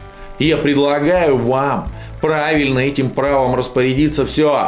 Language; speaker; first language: Russian; native; Russian